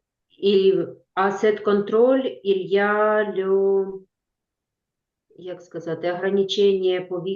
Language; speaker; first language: French; non-native, learner; Ukrainian